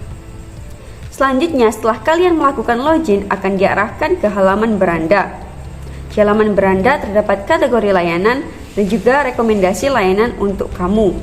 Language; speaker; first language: Indonesian; native; Indonesian